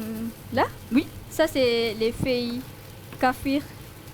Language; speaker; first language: French; non-native, learner; Malay